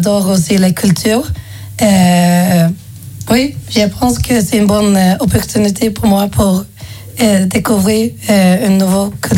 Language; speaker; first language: French; non-native, learner; Swedish